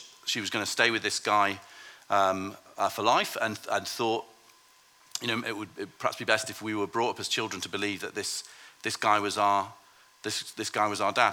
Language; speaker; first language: English; native; English